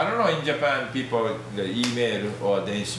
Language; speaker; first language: English; non-native, fluent; Japanese